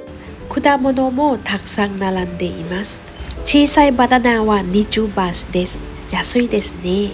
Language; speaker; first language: Japanese; non-native, fluent; Thai